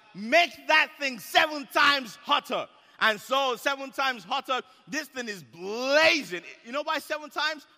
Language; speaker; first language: English; non-native, local second language; Yoruba